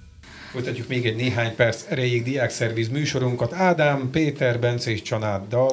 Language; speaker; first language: Hungarian; native; Hungarian